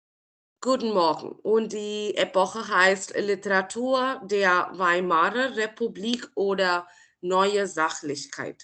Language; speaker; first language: German; non-native, fluent; Marathi